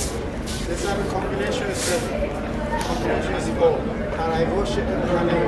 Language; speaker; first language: English; non-native, learner; Spanish